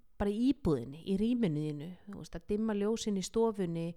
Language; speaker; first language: Icelandic; native; Icelandic